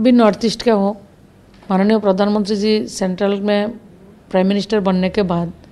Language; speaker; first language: Hindi; non-native, local second language; Bangla